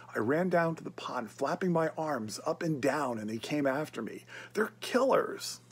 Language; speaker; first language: English; native; English